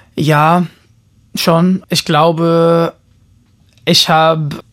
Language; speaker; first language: German; non-native, fluent; Portuguese